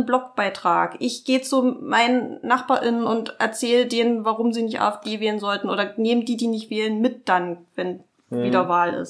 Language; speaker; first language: German; native; German